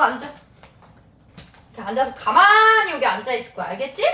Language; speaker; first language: Korean; native; Korean